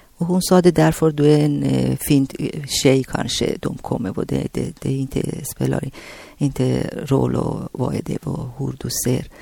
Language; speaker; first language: Swedish; non-native, learner; Persian